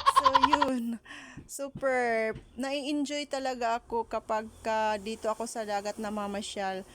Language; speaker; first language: Filipino; native; Filipino